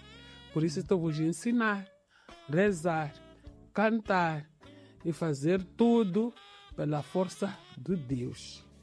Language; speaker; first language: Portuguese; non-native, local second language; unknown